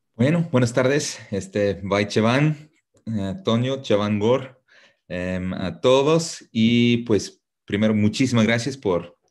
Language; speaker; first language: Spanish; non-native, fluent; English